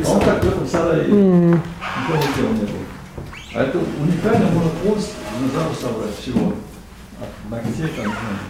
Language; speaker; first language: Russian; native; Russian